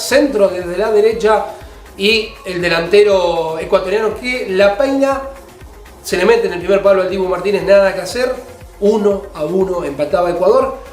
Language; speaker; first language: Spanish; native; Spanish